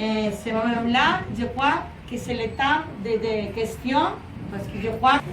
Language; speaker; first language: French; non-native, learner; Spanish